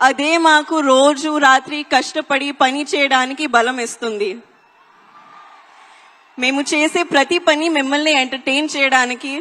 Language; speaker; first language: Telugu; non-native, fluent; Hindi